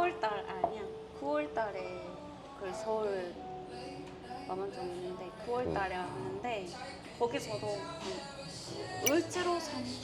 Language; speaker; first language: Korean; non-native, learner; Japanese